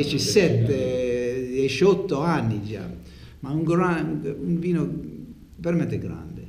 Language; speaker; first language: Italian; non-native, learner; English